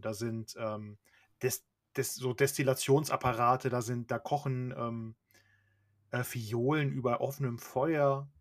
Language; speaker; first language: German; native; German